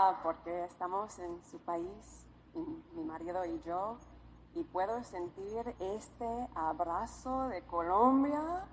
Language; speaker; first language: Spanish; non-native, fluent; English